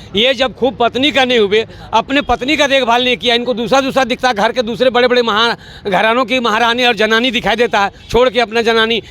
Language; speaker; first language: Hindi; native; Hindi